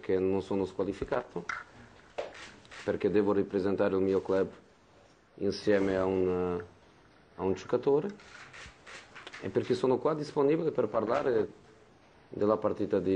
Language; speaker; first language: Italian; non-native, fluent; Portuguese